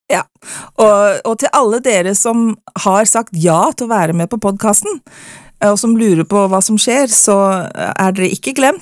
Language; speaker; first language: Norwegian; native; Norwegian